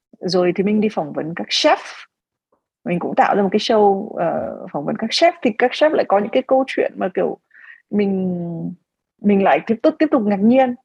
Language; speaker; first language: Vietnamese; native; Vietnamese